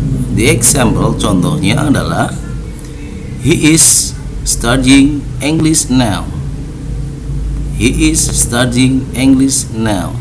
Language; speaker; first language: English; non-native, learner; Indonesian